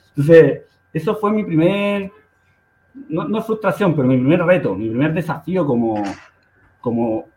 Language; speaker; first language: Spanish; native; Spanish